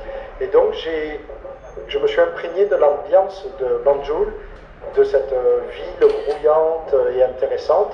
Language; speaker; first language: French; native; French